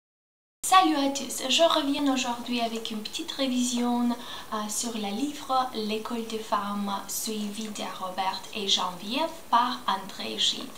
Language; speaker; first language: French; non-native, learner; Spanish